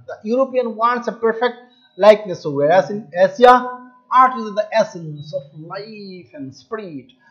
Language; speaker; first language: English; non-native, local second language; Hindi